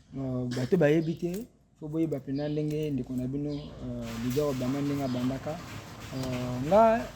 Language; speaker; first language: Lingala; native; Lingala